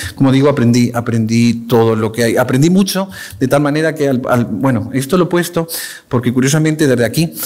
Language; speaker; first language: Spanish; native; Spanish